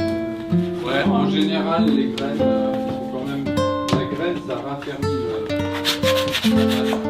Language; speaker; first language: French; native; French